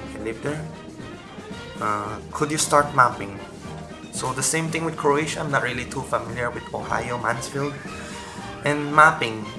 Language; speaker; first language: English; non-native, local second language; Filipino